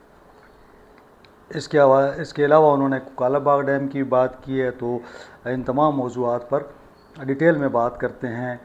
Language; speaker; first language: Urdu; native; Urdu